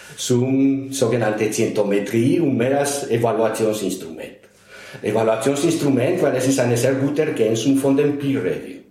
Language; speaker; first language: German; non-native, fluent; Spanish